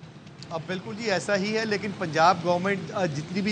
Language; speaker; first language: Urdu; native; Urdu